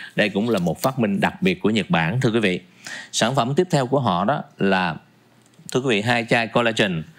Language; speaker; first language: Vietnamese; native; Vietnamese